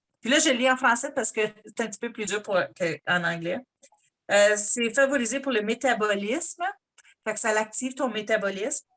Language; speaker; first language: French; native; French